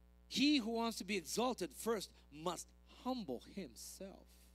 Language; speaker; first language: English; early bilingual, other home language; Spanish